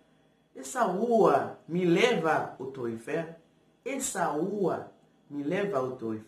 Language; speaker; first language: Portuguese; non-native, fluent; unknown